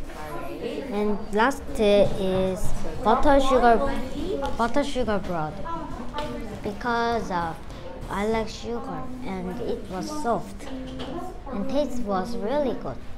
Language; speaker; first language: English; non-native, learner; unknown